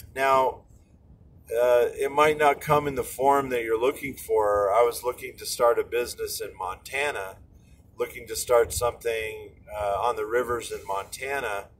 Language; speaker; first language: English; native; English